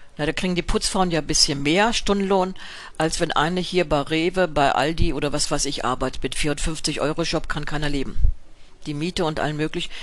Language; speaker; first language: German; native; German